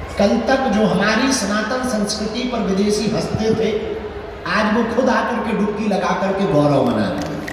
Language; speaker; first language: Hindi; native; Hindi